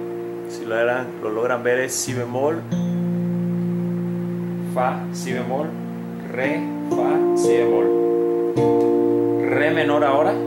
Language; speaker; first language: Spanish; native; Spanish